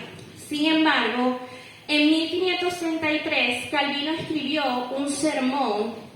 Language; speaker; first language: Spanish; native; Spanish